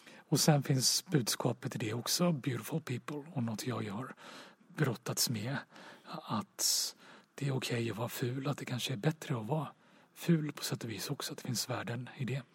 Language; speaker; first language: Swedish; native; Swedish